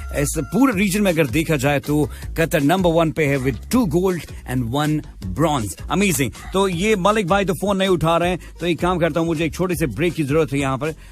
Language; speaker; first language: Hindi; native; Hindi